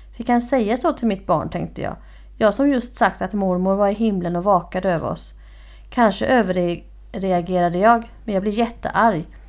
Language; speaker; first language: Swedish; native; Swedish